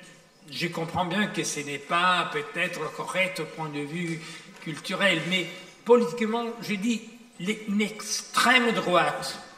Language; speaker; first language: French; non-native, fluent; Italian